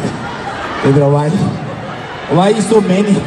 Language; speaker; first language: English; non-native, learner; Korean